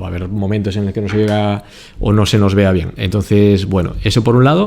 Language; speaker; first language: Spanish; native; Spanish